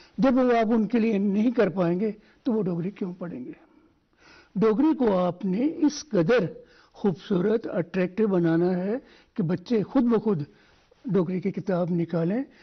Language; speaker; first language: Hindi; non-native, local second language; Dogri